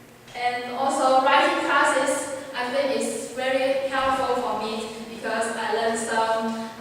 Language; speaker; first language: English; non-native, learner; Chinese